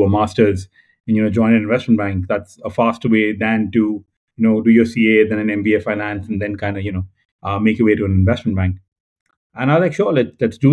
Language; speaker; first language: English; non-native, local second language; Telugu